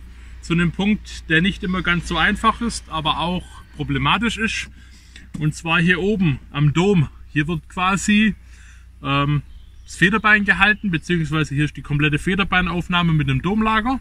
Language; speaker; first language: German; native; German